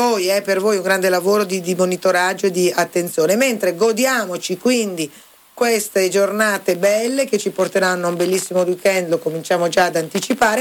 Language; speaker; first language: Italian; native; Italian